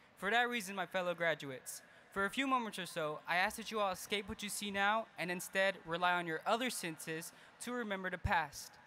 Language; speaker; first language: English; early bilingual, other home language; Spanish